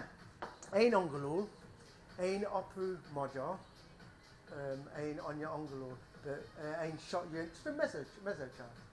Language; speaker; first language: Hungarian; non-native, learner; English